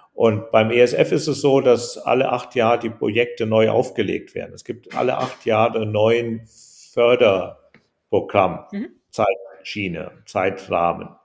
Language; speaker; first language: German; native; German